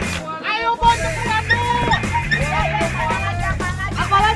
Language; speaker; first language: Indonesian; native; Indonesian